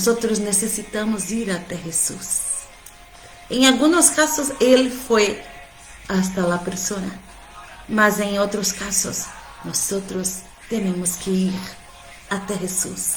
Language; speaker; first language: Spanish; non-native, fluent; Portuguese